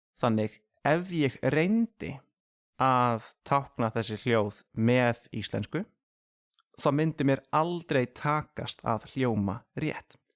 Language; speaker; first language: Icelandic; native; Icelandic